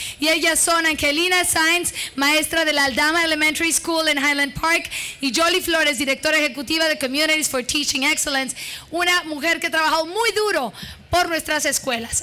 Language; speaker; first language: Spanish; native; Spanish